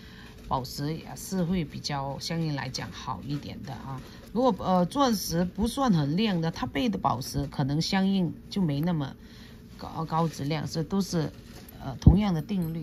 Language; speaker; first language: Chinese; non-native, local second language; Cantonese